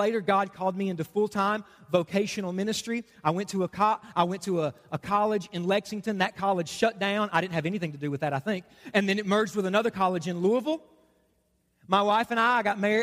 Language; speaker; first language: English; native; English